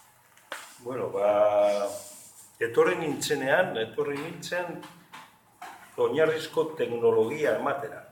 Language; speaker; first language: Basque; non-native, local second language; Spanish